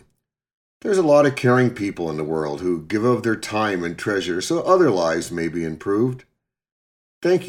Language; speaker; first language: English; native; English